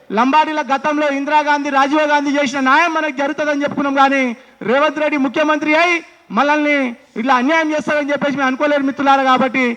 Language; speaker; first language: Telugu; non-native, local second language; Lambadi